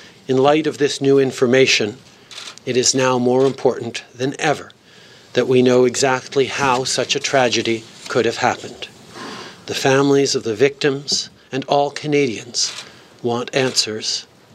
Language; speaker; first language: English; early bilingual, other home language; French